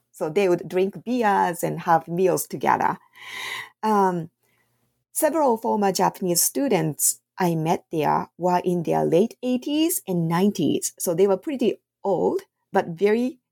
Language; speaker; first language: English; non-native, fluent; Japanese